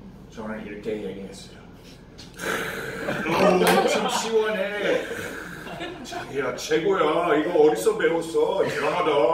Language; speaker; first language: Korean; non-native, fluent; English